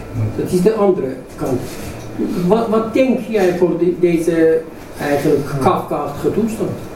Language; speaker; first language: Dutch; non-native, fluent; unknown